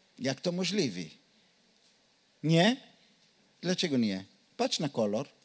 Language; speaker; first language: Polish; non-native, learner; Hebrew